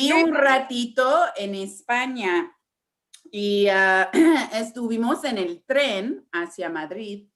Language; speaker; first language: Spanish; early bilingual, heritage; English